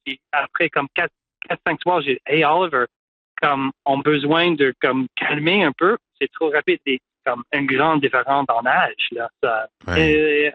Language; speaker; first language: French; non-native, local second language; English